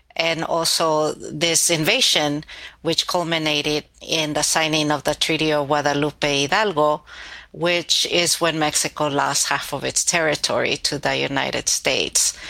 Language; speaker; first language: English; early bilingual, other home language; Spanish